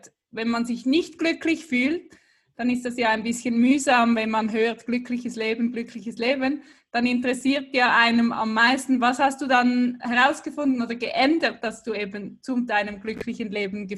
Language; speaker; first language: German; native; German